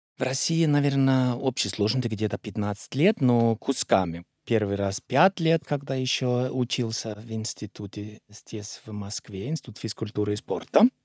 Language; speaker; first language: Russian; non-native, fluent; Icelandic